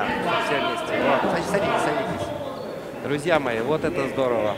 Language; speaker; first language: Russian; native; Russian